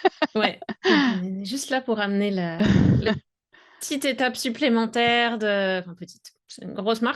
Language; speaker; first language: French; native; French